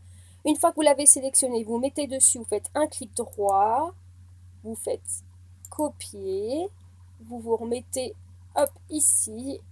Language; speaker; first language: French; native; French